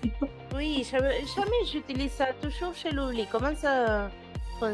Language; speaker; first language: French; non-native, fluent; Spanish